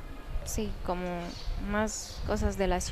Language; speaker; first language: Spanish; non-native, local second language; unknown